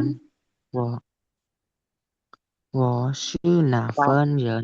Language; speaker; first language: Chinese; non-native, learner; Lao